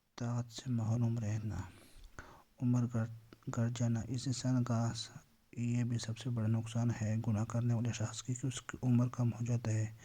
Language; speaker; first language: Urdu; non-native, local second language; Pashto